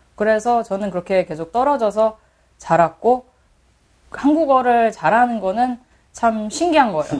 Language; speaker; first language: Korean; early bilingual, heritage; Korean